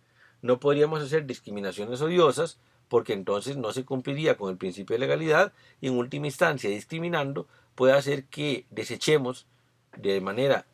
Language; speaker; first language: Spanish; native; Spanish